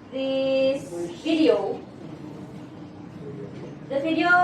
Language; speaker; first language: English; non-native, fluent; Indonesian